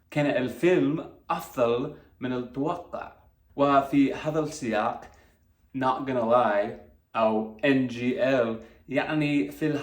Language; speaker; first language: Arabic; non-native, fluent; English